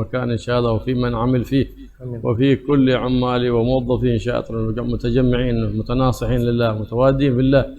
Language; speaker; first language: Arabic; native; Arabic